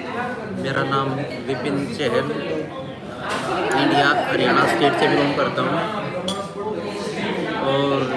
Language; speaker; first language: Hindi; native; Hindi